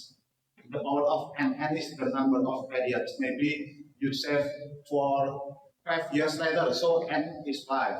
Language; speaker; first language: English; non-native, learner; Indonesian